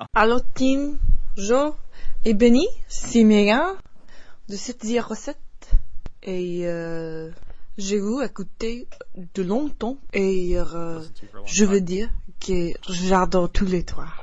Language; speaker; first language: French; non-native, learner; English